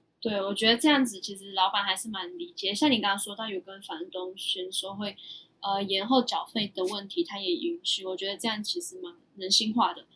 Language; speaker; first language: Chinese; early bilingual, heritage; Chinese